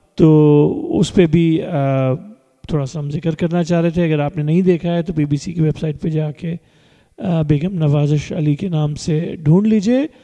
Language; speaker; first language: Urdu; early bilingual, heritage; Urdu